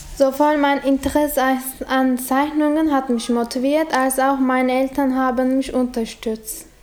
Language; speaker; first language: German; non-native, learner; Turkish